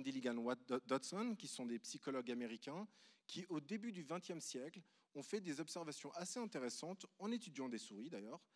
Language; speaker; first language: French; native; French